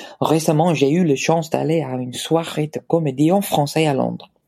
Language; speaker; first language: French; non-native, fluent; English